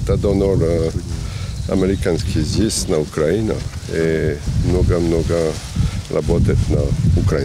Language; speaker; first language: Russian; non-native, learner; French